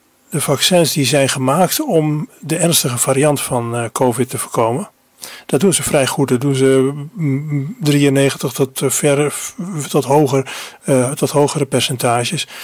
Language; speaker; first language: Dutch; native; Dutch